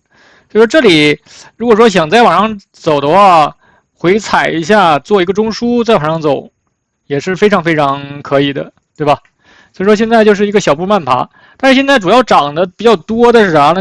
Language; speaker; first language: Chinese; native; Chinese